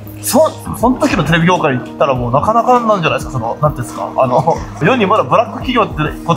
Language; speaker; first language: Japanese; native; Japanese